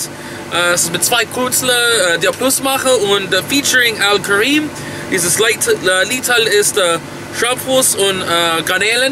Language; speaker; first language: German; non-native, learner; English